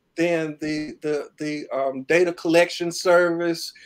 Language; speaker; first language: English; native; English